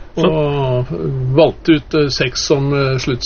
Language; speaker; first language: Norwegian; native; Norwegian